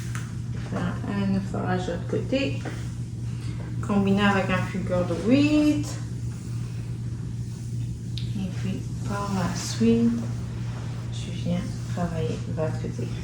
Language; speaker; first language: French; native; French